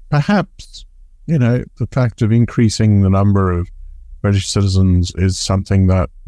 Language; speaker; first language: English; native; English